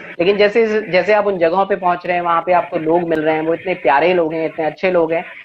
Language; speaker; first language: Hindi; native; Hindi